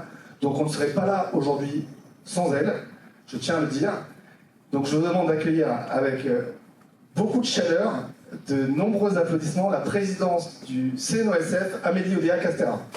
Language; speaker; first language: French; native; French